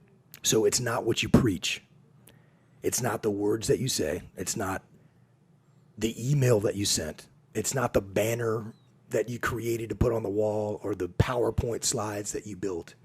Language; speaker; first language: English; native; English